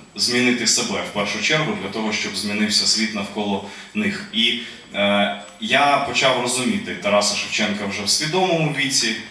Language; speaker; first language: Ukrainian; non-native, local second language; Russian